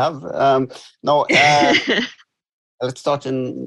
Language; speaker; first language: English; non-native, fluent; Norwegian